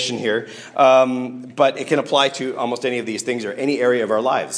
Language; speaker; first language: English; native; English